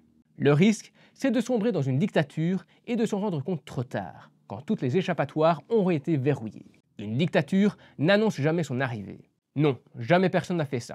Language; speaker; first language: French; native; French